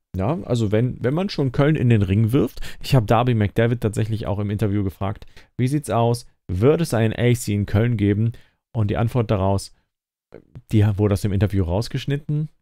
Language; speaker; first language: German; native; German